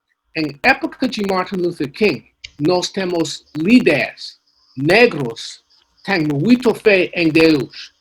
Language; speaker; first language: Portuguese; non-native, learner; English